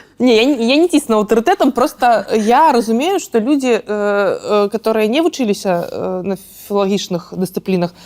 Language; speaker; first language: Belarusian; non-native, local second language; Russian